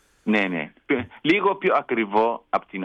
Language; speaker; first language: Greek; non-native, learner; Kurdish